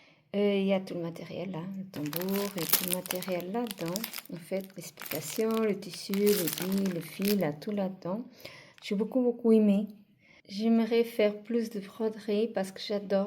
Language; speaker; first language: French; non-native, fluent; Portuguese